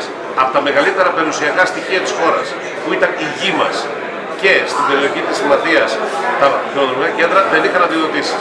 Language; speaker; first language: Greek; native; Greek